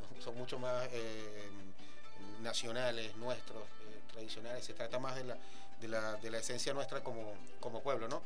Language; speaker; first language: Spanish; native; Spanish